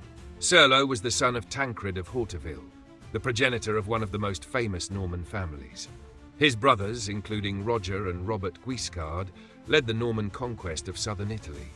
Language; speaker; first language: English; non-native, fluent; Italian